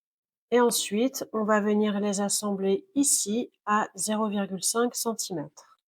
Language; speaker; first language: French; native; French